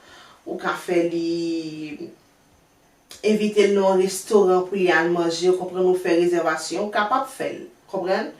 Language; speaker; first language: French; non-native, learner; Haitian Creole